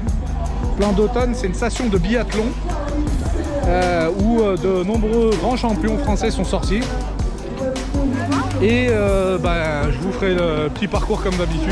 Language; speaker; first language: French; native; French